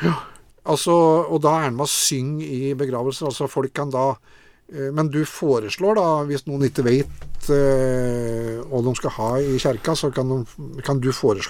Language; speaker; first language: Norwegian; native; Norwegian